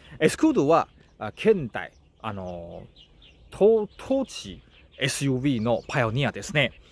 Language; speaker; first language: Japanese; non-native, learner; Chinese